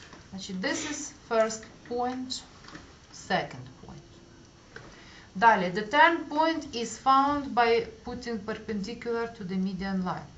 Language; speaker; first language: English; non-native, fluent; Ukrainian